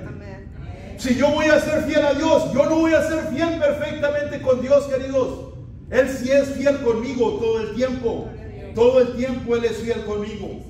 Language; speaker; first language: Spanish; native; Spanish